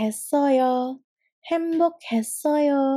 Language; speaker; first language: Korean; non-native, fluent; Indonesian